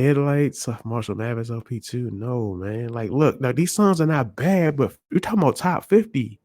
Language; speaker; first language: English; native; English